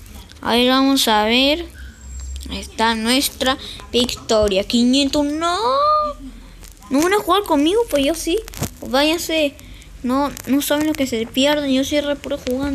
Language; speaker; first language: Spanish; native; Spanish